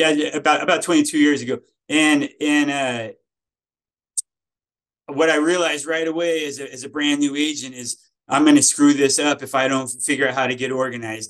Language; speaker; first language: English; native; English